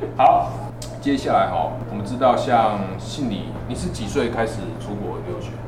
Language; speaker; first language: Chinese; native; Chinese